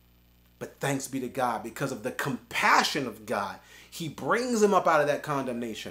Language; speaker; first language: English; native; English